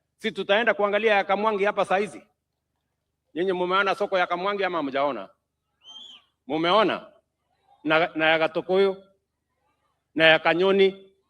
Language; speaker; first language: Swahili; non-native, local second language; Kalenjin